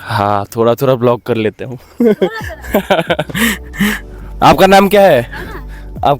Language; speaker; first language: Hindi; non-native, local second language; Bangla